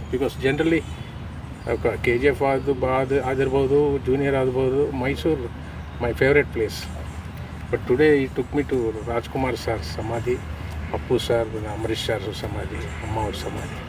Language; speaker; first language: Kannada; non-native, learner; Telugu